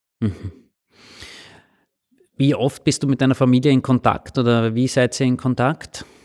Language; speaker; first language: German; native; German